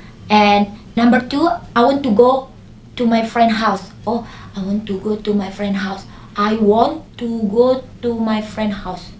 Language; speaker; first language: English; non-native, learner; Indonesian